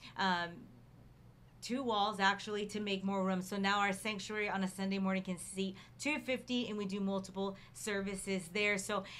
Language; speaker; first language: English; native; English